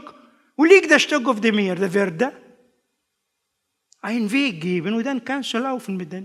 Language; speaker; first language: German; non-native, learner; Arabic